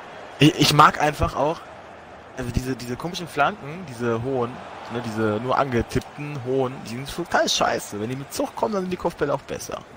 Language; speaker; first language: German; native; German